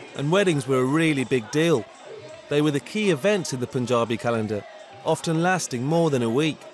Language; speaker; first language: English; native; English